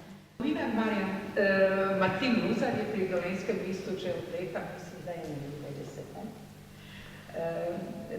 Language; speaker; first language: Slovenian; native; Slovenian